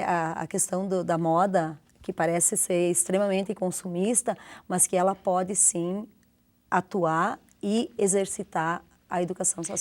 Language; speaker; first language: Portuguese; native; Portuguese